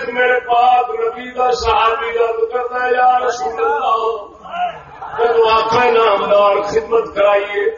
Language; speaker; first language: Urdu; non-native, local second language; Punjabi